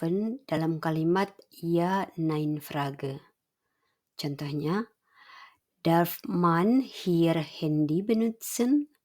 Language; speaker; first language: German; non-native, fluent; Indonesian